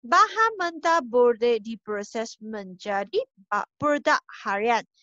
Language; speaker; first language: Malay; non-native, local second language; Chinese